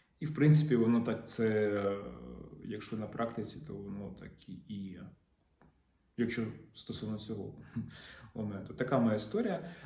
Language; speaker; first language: Ukrainian; non-native, local second language; Russian